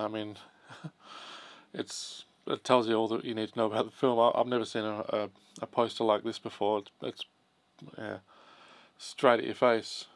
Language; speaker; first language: English; native; English